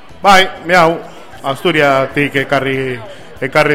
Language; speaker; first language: Basque; non-native, local second language; Spanish